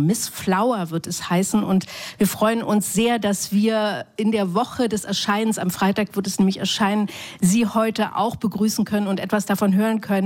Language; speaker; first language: German; native; German